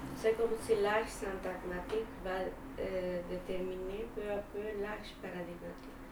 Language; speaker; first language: French; non-native, fluent; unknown